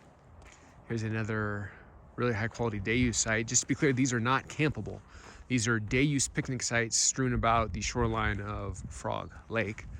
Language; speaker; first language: English; native; English